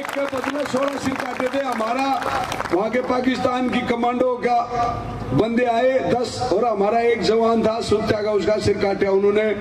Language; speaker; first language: Hindi; native; Hindi